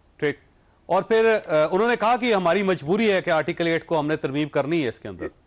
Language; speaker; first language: Urdu; non-native, local second language; Punjabi